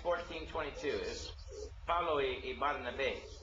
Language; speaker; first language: Spanish; non-native, learner; English